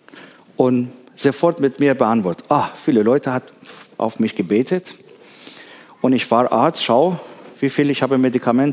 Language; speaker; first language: German; non-native, learner; Persian